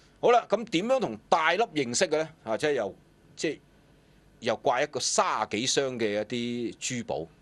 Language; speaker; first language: Cantonese; early bilingual, other home language; Wu Chinese